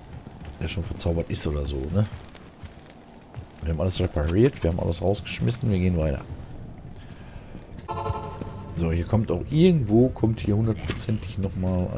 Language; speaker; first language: German; native; German